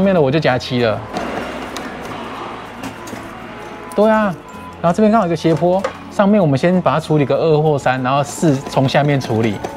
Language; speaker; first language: Chinese; native; Chinese